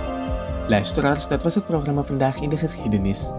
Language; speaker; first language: Dutch; non-native, fluent; Indonesian